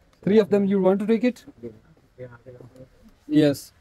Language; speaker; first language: English; non-native, local second language; Punjabi